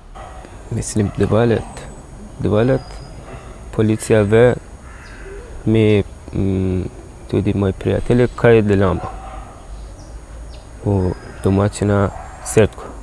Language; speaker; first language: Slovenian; non-native, learner; Persian